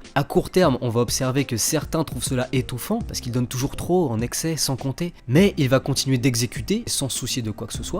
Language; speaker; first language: French; native; French